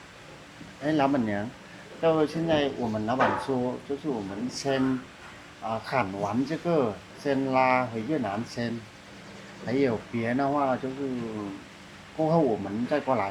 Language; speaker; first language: Chinese; non-native, fluent; Vietnamese